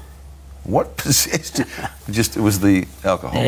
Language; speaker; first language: English; native; English